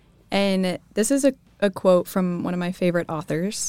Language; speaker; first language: English; native; English